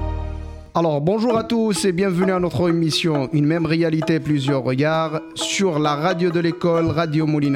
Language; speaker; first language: French; non-native, learner; Spanish